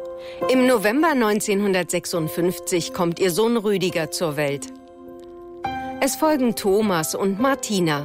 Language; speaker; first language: German; native; German